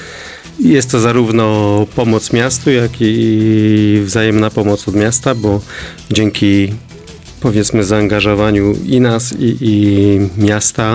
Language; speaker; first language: Polish; native; Polish